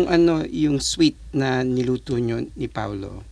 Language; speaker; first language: Filipino; native; Filipino